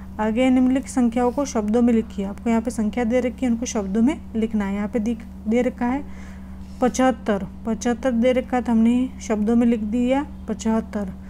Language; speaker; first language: Hindi; non-native, local second language; Gujarati